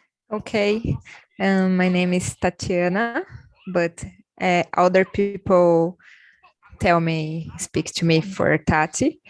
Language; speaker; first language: English; non-native, learner; Portuguese